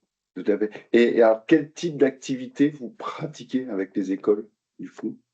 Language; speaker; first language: French; native; French